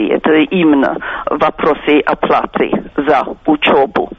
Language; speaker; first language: Russian; non-native, fluent; English